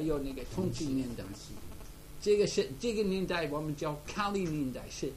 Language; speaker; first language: Chinese; non-native, fluent; English